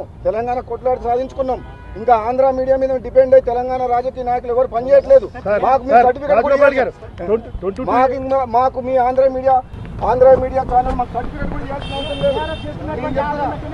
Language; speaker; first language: Telugu; native; Telugu